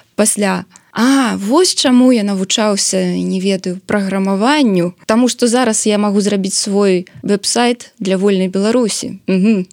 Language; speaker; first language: Belarusian; non-native, local second language; Russian